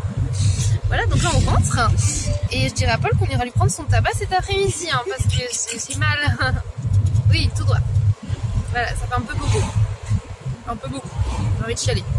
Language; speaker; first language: French; native; French